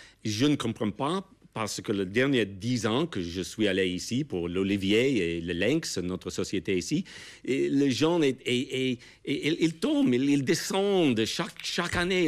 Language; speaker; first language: French; non-native, fluent; English